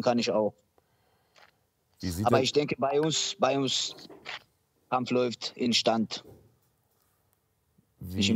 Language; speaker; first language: German; non-native, learner; Georgian